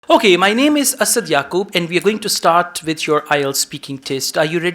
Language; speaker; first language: English; non-native, fluent; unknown